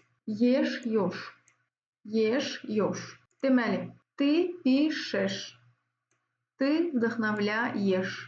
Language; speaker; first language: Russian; non-native, fluent; Azerbaijani